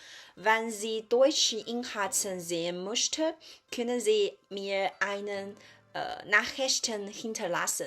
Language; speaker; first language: German; non-native, learner; Chinese